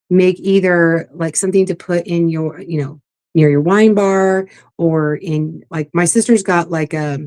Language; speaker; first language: English; native; English